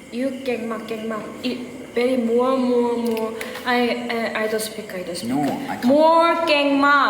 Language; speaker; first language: English; non-native, learner; Korean